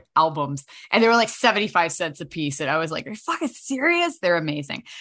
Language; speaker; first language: English; native; English